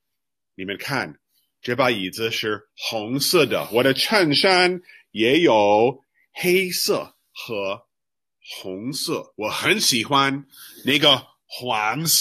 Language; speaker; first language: Chinese; non-native, fluent; English